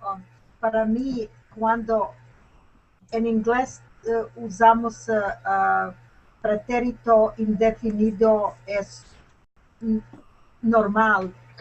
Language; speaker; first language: Spanish; non-native, learner; English